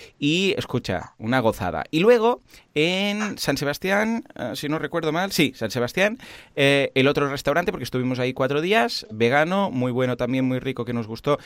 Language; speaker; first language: Spanish; native; Spanish